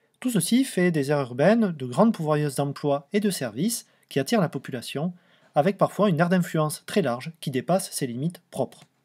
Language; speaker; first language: French; native; French